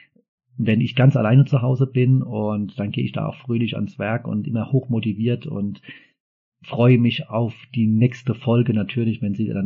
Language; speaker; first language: German; native; German